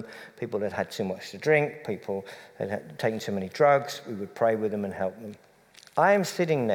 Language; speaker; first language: English; native; English